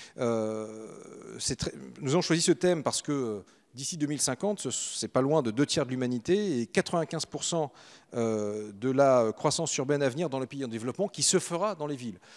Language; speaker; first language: French; native; French